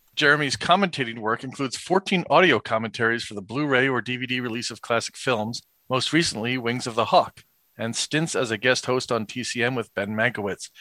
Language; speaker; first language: English; native; English